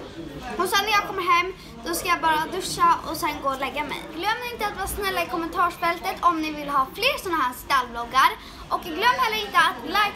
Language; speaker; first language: Swedish; native; Swedish